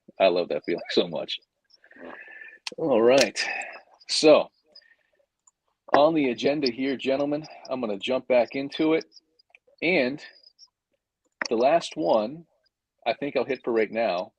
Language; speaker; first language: English; native; English